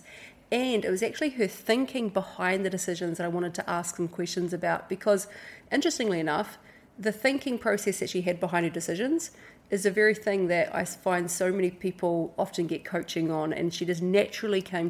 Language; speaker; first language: English; native; English